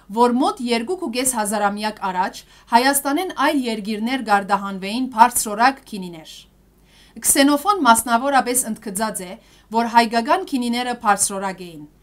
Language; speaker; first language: Armenian; early bilingual, heritage; Armenian